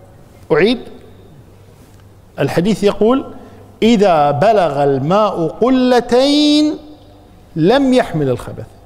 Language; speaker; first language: Arabic; native; Arabic